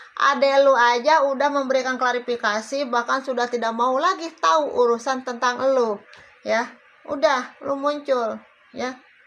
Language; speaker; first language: Indonesian; native; Indonesian